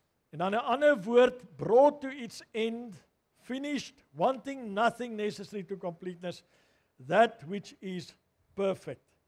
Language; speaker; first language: English; non-native, local second language; Afrikaans